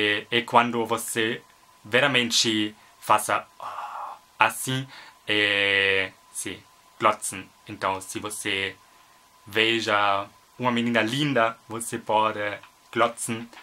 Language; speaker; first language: Portuguese; non-native, learner; German